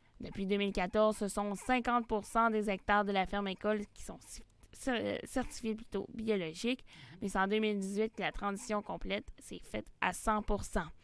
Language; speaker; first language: French; native; French